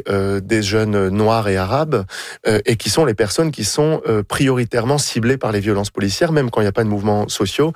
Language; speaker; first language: French; native; French